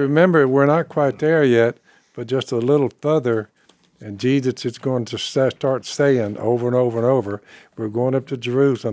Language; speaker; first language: English; native; English